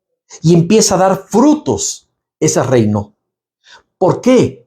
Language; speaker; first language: Spanish; native; Spanish